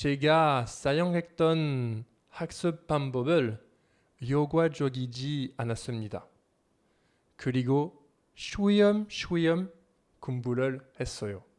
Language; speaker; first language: Korean; non-native, learner; French